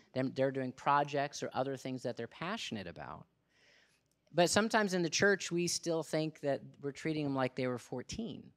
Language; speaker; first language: English; native; English